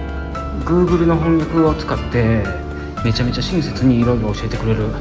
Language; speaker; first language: Japanese; native; Japanese